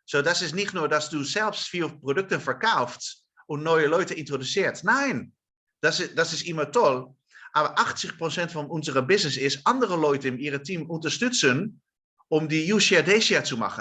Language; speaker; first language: German; non-native, learner; Dutch